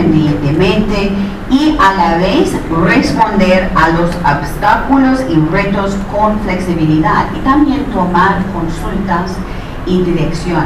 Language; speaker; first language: Spanish; non-native, fluent; English